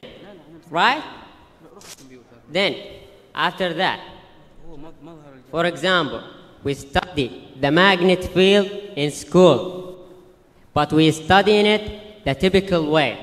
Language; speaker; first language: English; non-native, fluent; Arabic